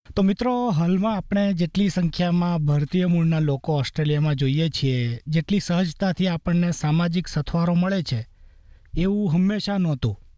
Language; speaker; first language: Gujarati; native; Gujarati